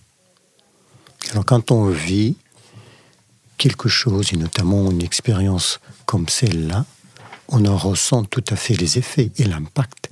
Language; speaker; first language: French; non-native, fluent; Arabic